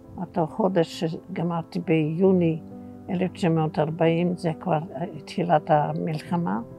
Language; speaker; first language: Hebrew; non-native, fluent; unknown